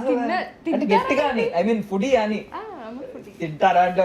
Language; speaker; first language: Telugu; native; Telugu